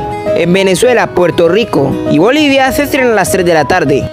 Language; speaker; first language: Spanish; native; Spanish